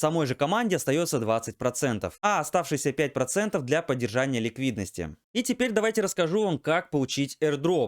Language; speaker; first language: Russian; native; Russian